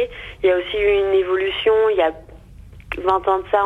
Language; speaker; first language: French; native; French